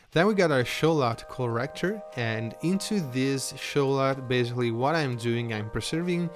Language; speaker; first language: English; non-native, fluent; Italian